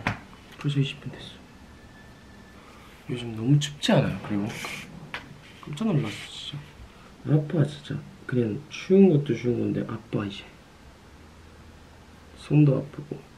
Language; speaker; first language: Korean; non-native, fluent; Japanese